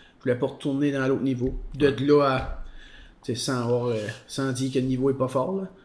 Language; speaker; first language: French; native; French